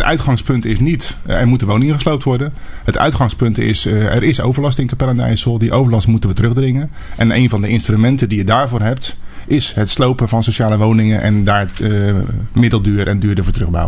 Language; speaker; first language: Dutch; native; Dutch